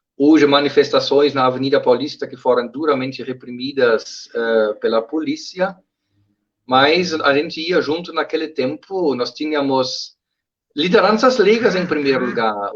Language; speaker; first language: Portuguese; non-native, fluent; German